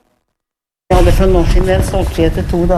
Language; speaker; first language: Norwegian; native; Norwegian